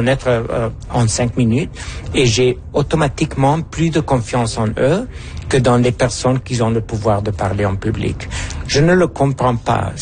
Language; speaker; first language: French; non-native, fluent; Spanish